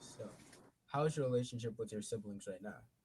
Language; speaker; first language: English; native; English